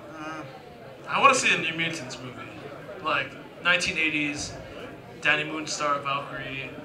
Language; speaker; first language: English; native; English